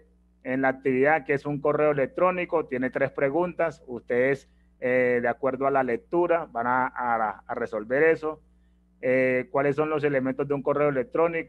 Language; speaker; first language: Spanish; native; Spanish